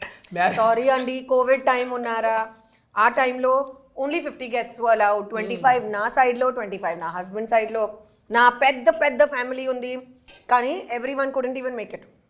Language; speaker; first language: Telugu; non-native, learner; Hindi